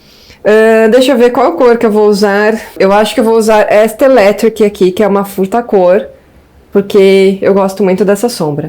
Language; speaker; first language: Portuguese; native; Portuguese